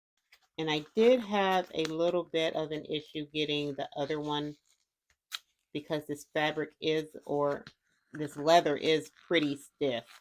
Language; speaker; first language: English; native; English